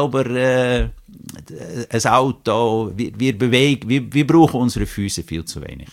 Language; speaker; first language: German; native; German